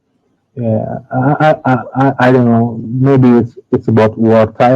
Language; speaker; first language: English; non-native, learner; Indonesian